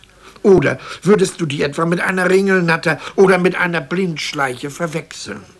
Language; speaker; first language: German; native; German